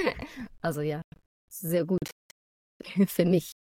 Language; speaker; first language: German; non-native, fluent; English